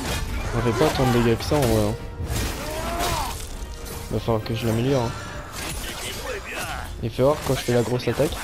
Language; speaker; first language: French; native; French